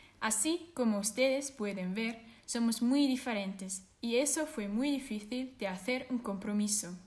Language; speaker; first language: Spanish; non-native, learner; Swiss German